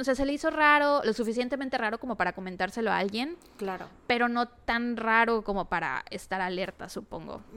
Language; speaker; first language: Spanish; native; Spanish